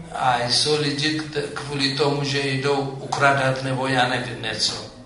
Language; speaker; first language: Czech; non-native, fluent; Amharic